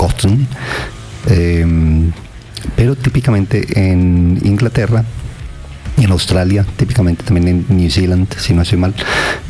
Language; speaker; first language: Spanish; non-native, fluent; English